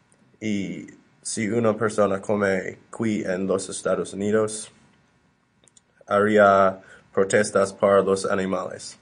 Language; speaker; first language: Spanish; non-native, learner; English